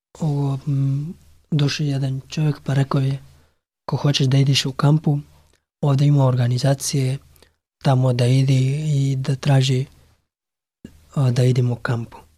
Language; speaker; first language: Serbian; non-native, learner; Pashto